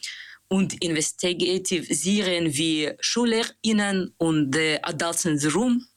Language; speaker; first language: German; non-native, learner; Russian